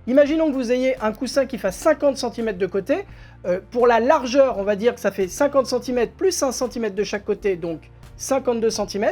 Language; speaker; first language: French; native; French